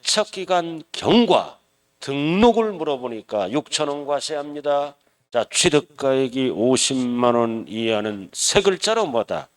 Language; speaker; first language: Korean; native; Korean